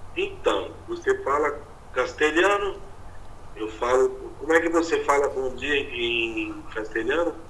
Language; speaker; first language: Portuguese; native; Portuguese